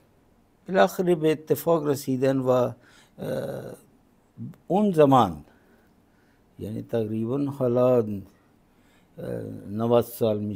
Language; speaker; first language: Persian; non-native, fluent; Punjabi